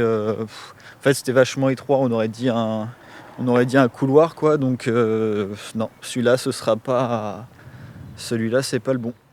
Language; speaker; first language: French; native; French